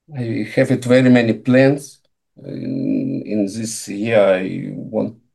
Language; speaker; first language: English; non-native, learner; Russian